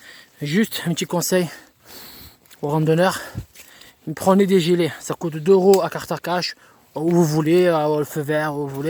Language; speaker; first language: French; native; French